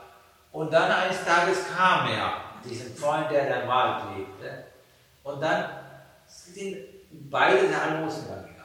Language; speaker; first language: German; non-native, fluent; Sinhala